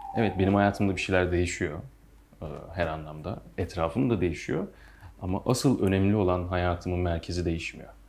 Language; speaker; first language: Turkish; native; Turkish